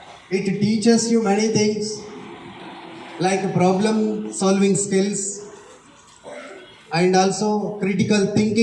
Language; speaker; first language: English; non-native, local second language; Telugu